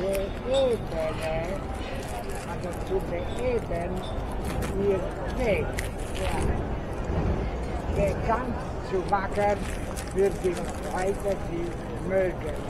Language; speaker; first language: German; non-native, fluent; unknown